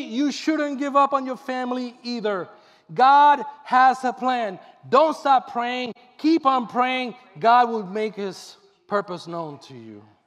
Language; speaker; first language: English; non-native, local second language; Spanish